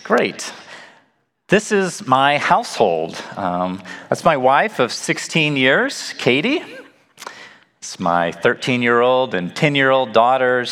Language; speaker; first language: English; native; English